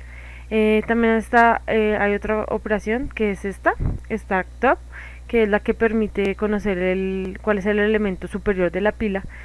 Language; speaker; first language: Spanish; native; Spanish